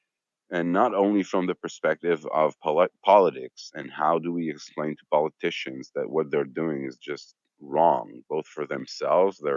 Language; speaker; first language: English; non-native, fluent; Hebrew